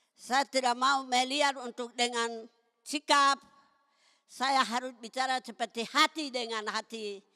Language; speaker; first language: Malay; non-native, local second language; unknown